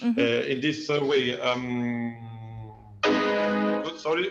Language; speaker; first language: English; non-native, learner; Italian